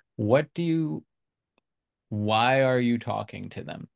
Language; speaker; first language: English; non-native, local second language; Urdu